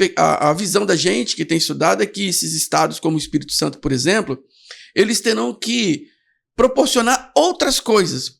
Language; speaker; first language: Portuguese; native; Portuguese